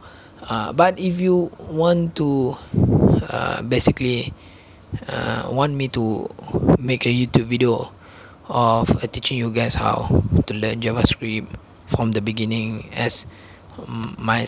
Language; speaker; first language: English; non-native, local second language; Malay